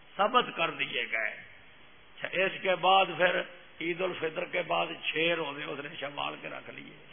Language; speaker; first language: Urdu; non-native, local second language; Punjabi